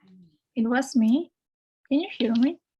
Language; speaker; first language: English; non-native, fluent; Spanish